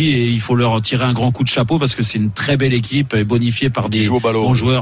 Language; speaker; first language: French; native; French